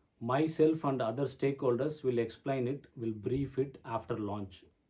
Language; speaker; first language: English; non-native, local second language; Tamil